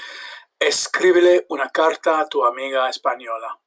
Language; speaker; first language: Spanish; non-native, fluent; English